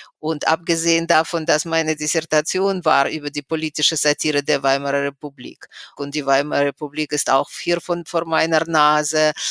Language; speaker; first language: German; non-native, fluent; Russian